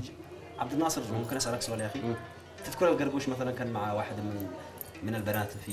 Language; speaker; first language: Arabic; native; Arabic